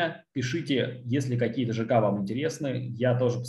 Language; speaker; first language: Russian; native; Russian